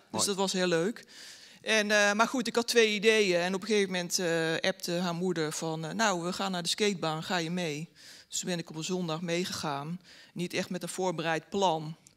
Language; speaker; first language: Dutch; native; Dutch